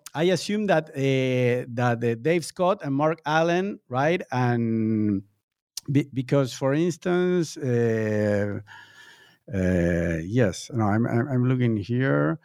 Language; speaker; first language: English; non-native, fluent; Spanish